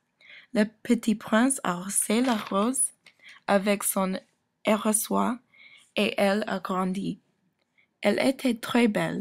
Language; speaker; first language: French; non-native, learner; English